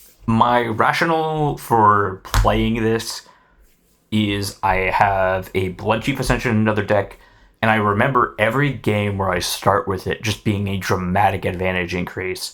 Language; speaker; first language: English; native; English